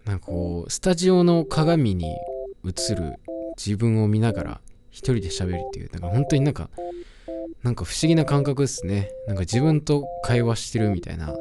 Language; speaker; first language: Japanese; native; Japanese